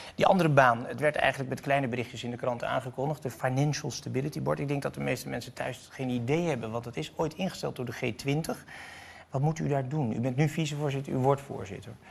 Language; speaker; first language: Dutch; native; Dutch